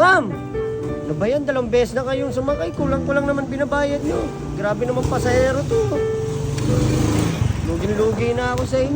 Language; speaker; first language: Filipino; native; Filipino